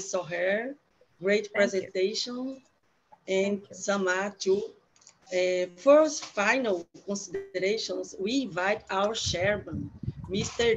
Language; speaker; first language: English; non-native, learner; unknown